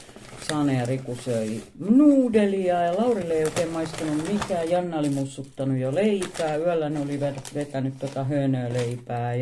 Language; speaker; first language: Finnish; native; Finnish